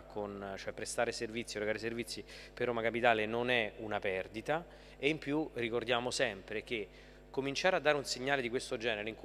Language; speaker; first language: Italian; native; Italian